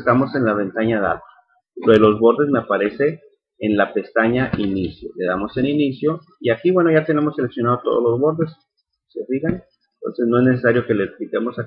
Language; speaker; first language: Spanish; native; Spanish